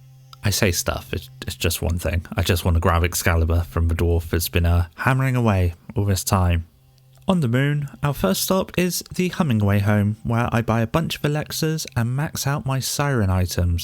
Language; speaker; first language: English; native; English